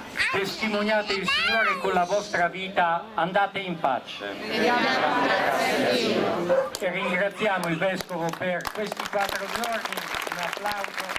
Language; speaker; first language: Italian; native; Italian